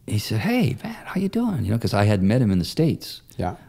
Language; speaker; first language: English; native; English